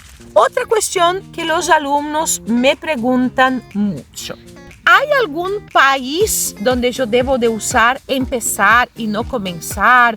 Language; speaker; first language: Spanish; non-native, fluent; Portuguese